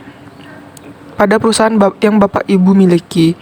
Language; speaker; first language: Indonesian; native; Indonesian